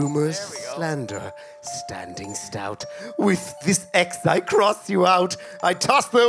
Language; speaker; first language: English; native; English